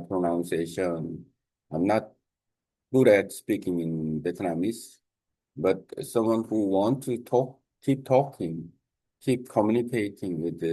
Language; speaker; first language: English; non-native, learner; Korean